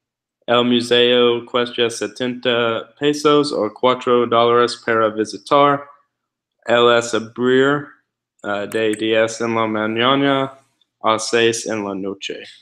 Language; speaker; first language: Spanish; non-native, learner; English